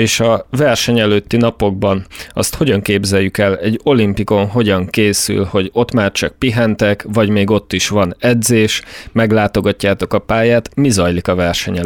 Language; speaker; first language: Hungarian; native; Hungarian